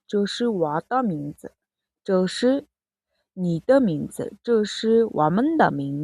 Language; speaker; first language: Chinese; non-native, fluent; Mongolian